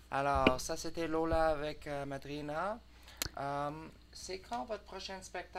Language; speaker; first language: French; non-native, learner; English